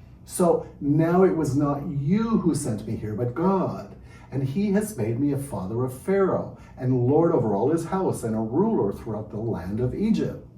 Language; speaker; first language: English; native; English